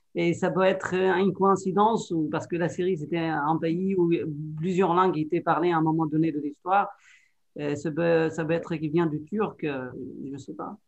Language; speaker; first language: French; non-native, fluent; Arabic